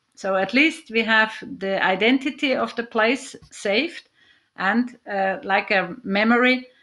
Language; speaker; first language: English; non-native, fluent; German